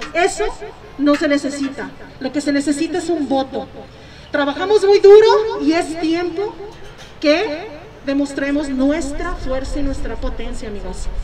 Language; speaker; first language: Spanish; early bilingual, heritage; Spanish